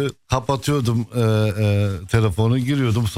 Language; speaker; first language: Turkish; non-native, fluent; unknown